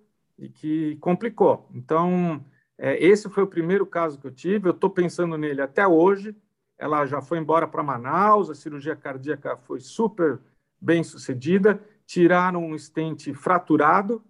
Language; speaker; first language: Portuguese; native; Portuguese